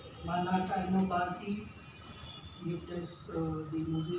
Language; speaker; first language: German; non-native, learner; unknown